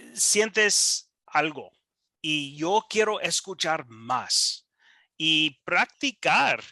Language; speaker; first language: Spanish; non-native, learner; English